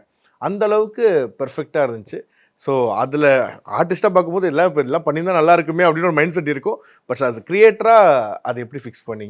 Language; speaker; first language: Tamil; native; Tamil